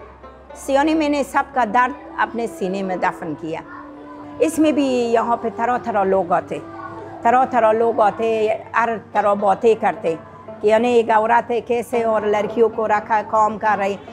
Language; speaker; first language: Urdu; non-native, fluent; Persian